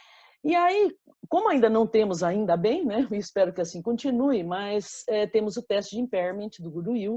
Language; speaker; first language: Portuguese; native; Portuguese